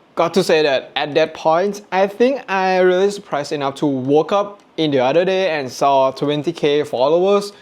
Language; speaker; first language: English; non-native, fluent; Thai